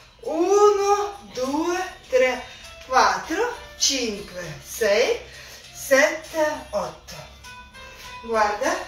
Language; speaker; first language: Italian; non-native, learner; Russian